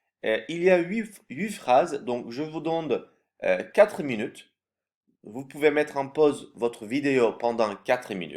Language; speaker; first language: French; non-native, fluent; Turkish